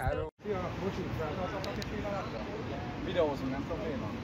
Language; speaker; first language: Hungarian; native; Hungarian